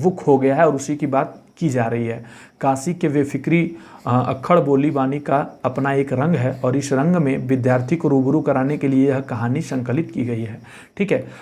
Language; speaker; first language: Hindi; native; Hindi